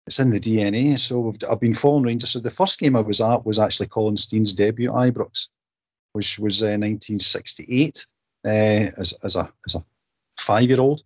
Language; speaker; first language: English; native; English